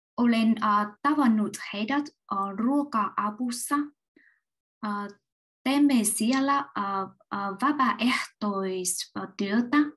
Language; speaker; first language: Finnish; non-native, learner; Vietnamese